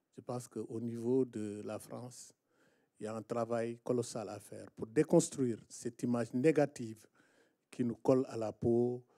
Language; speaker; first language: French; non-native, local second language; Wolof